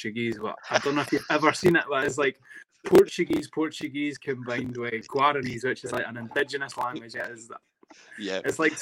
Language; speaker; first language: English; native; English